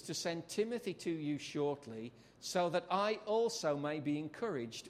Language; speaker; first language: English; native; English